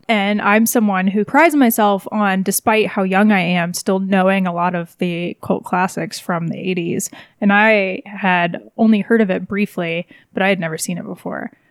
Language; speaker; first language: English; native; English